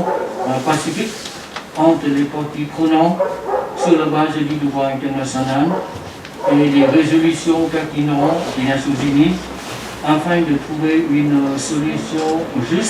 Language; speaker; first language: French; non-native, learner; Vietnamese